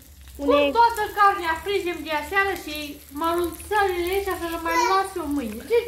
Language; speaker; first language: Romanian; native; Romanian